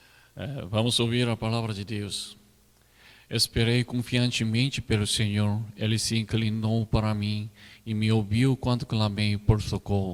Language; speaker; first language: Portuguese; non-native, learner; Korean